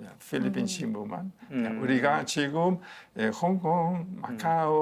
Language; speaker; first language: Korean; non-native, learner; Spanish